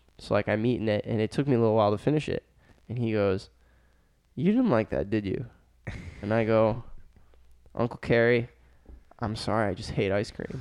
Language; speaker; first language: English; native; English